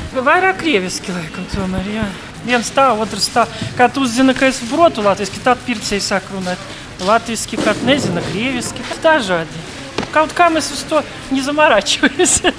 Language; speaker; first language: Latvian; non-native, local second language; Russian